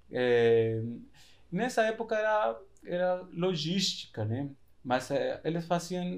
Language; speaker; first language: Portuguese; non-native, fluent; Spanish